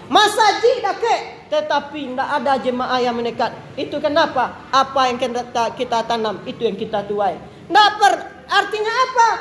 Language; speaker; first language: Malay; non-native, local second language; Minangkabau